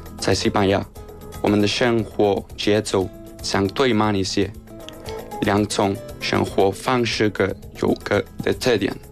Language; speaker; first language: Chinese; non-native, learner; Spanish